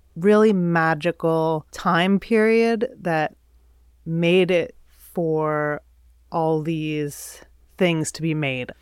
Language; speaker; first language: English; native; English